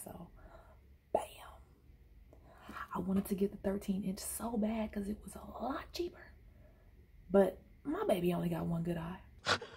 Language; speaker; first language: English; native; English